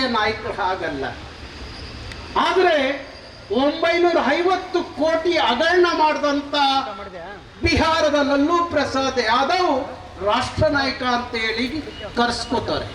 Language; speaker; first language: Kannada; native; Kannada